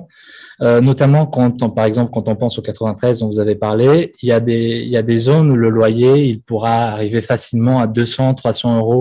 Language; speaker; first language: French; native; French